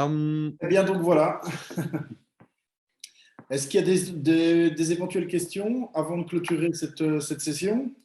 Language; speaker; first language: French; native; French